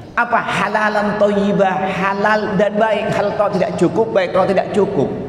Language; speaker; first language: Indonesian; non-native, local second language; Madurese